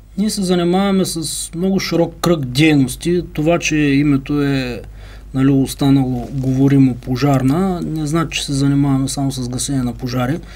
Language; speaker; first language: Bulgarian; native; Bulgarian